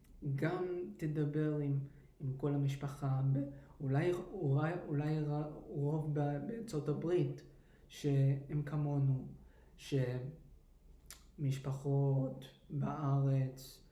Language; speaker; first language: Hebrew; early bilingual, heritage; English